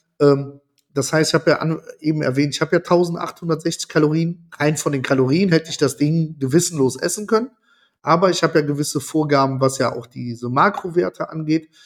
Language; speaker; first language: German; early bilingual, other home language; Italian